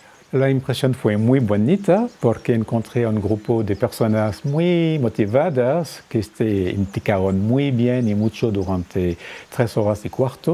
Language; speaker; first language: Spanish; non-native, fluent; French